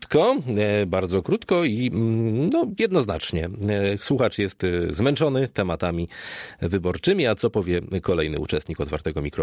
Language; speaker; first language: Polish; native; Polish